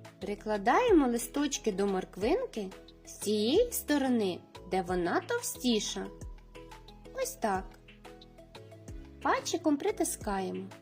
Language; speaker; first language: Ukrainian; native; Ukrainian